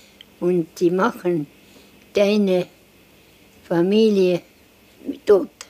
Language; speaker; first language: German; non-native, learner; Estonian